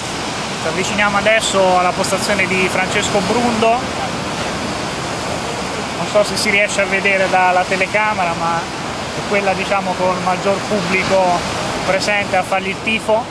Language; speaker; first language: Italian; native; Italian